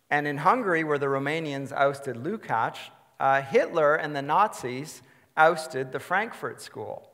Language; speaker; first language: English; native; English